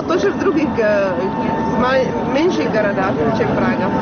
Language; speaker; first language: Russian; non-native, fluent; Czech